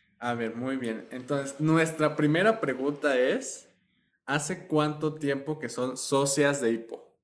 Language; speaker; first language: Spanish; native; Spanish